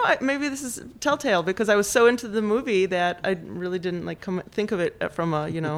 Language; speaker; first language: English; early bilingual, other home language; Polish